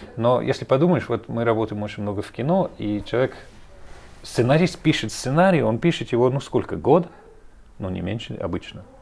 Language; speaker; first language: Russian; non-native, fluent; English